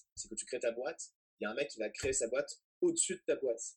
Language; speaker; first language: French; native; French